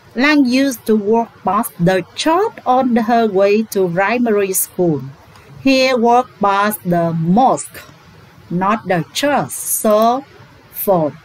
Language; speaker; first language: English; non-native, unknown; Vietnamese